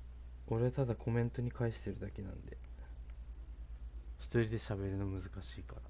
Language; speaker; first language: Japanese; native; Japanese